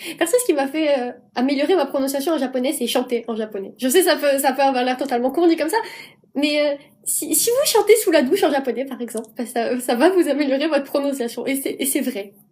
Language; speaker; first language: French; native; French